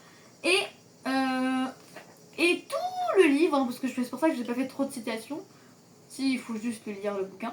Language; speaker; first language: French; native; French